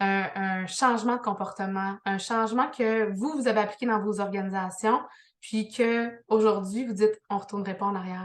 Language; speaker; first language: French; native; French